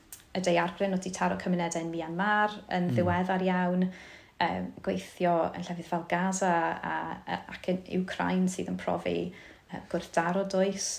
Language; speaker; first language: Welsh; native; Welsh